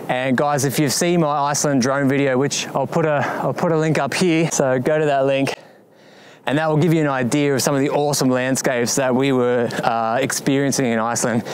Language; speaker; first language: English; native; English